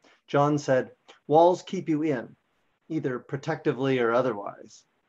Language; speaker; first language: English; native; English